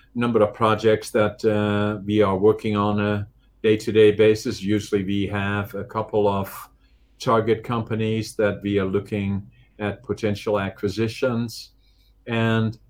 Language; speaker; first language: English; non-native, fluent; Dutch